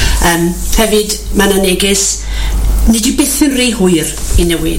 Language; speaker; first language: Welsh; native; Welsh